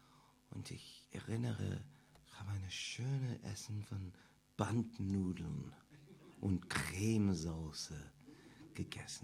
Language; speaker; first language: German; non-native, learner; English